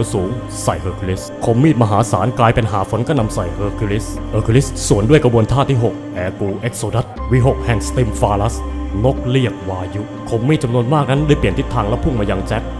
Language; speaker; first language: Thai; native; Thai